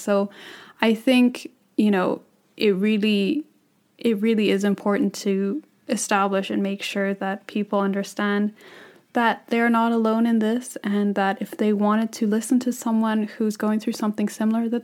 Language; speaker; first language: English; non-native, local second language; Cantonese